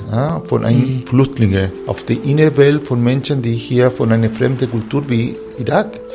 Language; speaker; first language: German; non-native, fluent; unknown